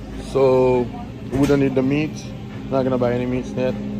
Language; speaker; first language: English; non-native, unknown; Haitian Creole